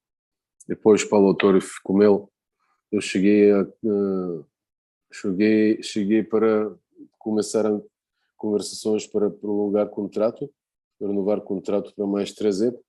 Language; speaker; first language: Portuguese; non-native, fluent; Bulgarian